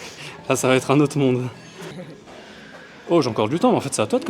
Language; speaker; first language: French; native; French